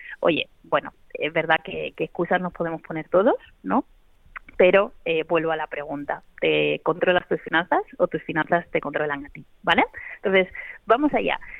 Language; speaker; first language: Spanish; native; Spanish